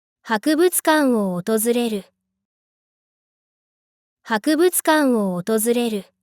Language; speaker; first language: Japanese; native; Japanese